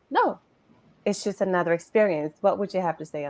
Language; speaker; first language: English; native; English